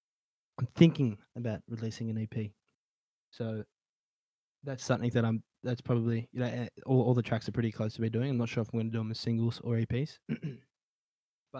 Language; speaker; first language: English; native; English